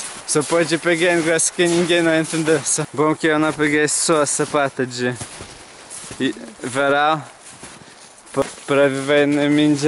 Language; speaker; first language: Portuguese; non-native, learner; Russian